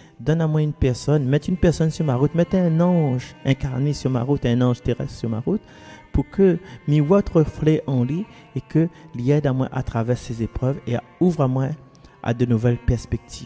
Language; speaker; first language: French; non-native, local second language; Malagasy